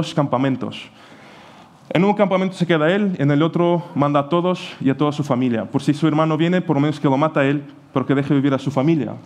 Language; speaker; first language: Spanish; non-native, fluent; Ukrainian